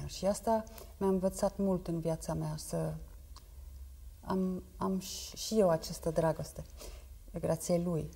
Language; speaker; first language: Romanian; non-native, fluent; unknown